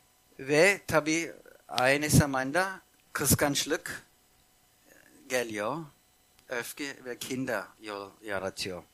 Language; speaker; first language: Turkish; non-native, fluent; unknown